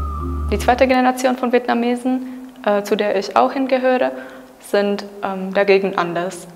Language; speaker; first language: German; non-native, fluent; Czech